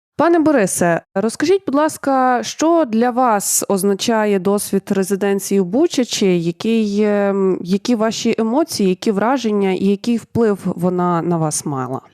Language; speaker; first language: Ukrainian; native; Ukrainian